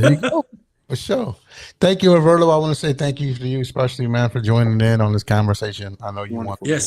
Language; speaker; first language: English; native; English